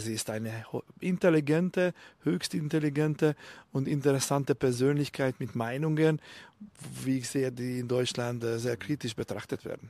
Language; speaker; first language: German; non-native, fluent; Hungarian